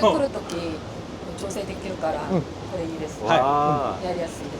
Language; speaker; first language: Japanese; non-native, fluent; Korean